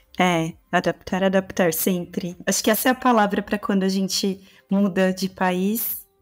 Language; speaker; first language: Portuguese; native; Portuguese